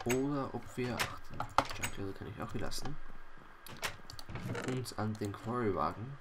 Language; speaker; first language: German; native; German